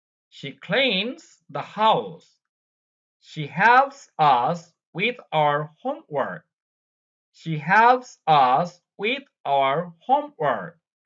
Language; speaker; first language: English; non-native, local second language; Bangla